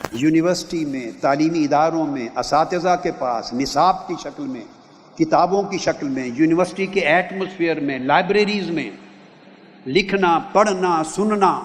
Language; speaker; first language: Urdu; non-native, local second language; Punjabi